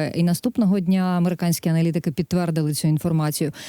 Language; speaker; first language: Ukrainian; native; Ukrainian